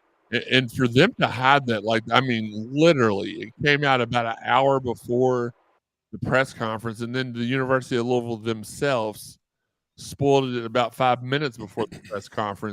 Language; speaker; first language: English; native; English